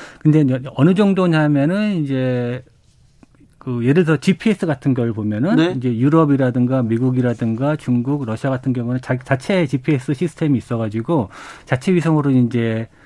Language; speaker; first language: Korean; native; Korean